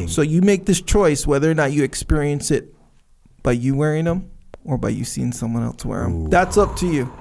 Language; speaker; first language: English; native; English